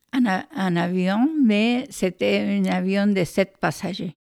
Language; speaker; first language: French; non-native, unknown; Spanish